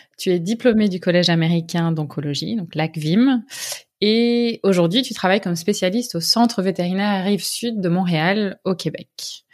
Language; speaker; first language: French; native; French